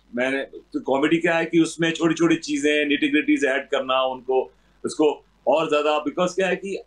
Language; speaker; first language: Hindi; native; Hindi